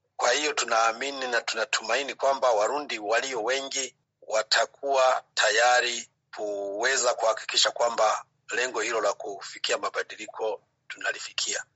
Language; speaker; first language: Swahili; non-native, local second language; Rundi